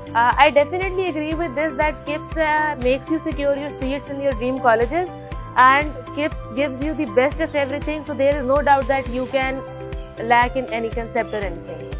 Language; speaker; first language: English; non-native, local second language; Urdu